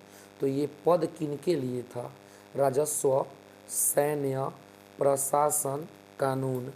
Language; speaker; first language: Hindi; native; Hindi